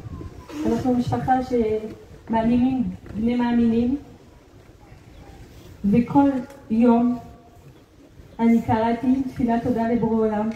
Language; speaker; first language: Hebrew; non-native, fluent; French